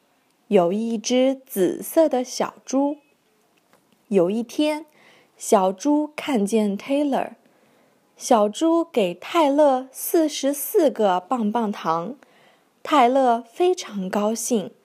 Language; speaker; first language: Chinese; non-native, learner; English